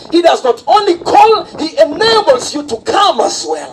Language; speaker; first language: English; non-native, local second language; Swahili